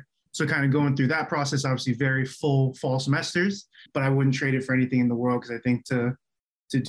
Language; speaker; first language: English; early bilingual, other home language; Chinese